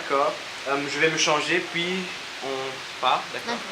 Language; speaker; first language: French; non-native, local second language; Seselwa Creole French